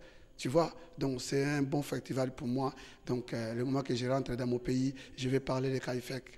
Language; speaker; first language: French; non-native, local second language; Lingala